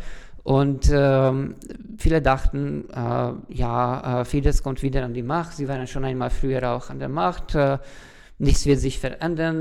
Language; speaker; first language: German; non-native, fluent; Hungarian